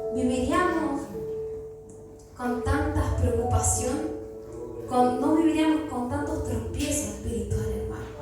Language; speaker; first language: Spanish; native; Spanish